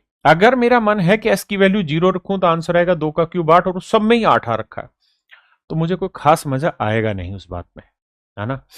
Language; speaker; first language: Hindi; native; Hindi